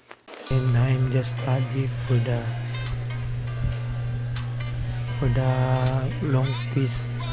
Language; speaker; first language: English; non-native, learner; Cebuano